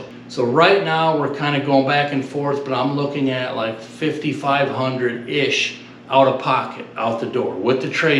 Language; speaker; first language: English; native; English